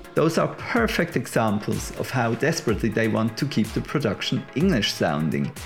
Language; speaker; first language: English; non-native, fluent; German